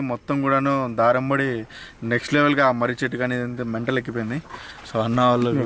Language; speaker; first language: Telugu; native; Telugu